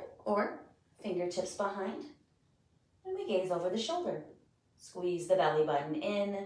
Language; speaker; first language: English; native; English